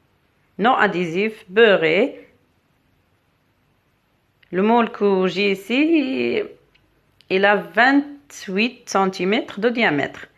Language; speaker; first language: French; non-native, local second language; Arabic